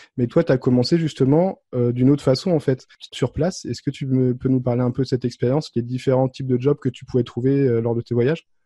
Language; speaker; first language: French; native; French